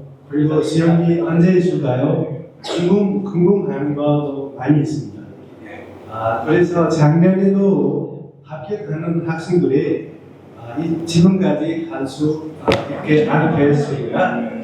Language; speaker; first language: Korean; non-native, fluent; Nepali